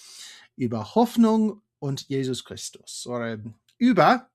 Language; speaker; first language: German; non-native, fluent; English